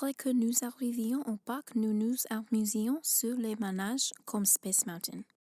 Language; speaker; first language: French; non-native, learner; English